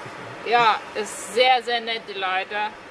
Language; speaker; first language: German; non-native, fluent; Russian